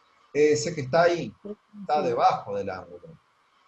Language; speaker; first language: Spanish; native; Spanish